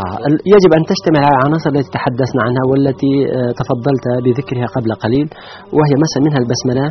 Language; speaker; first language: Arabic; native; Arabic